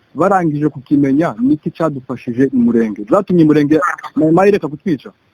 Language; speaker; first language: Kinyarwanda; native; Kinyarwanda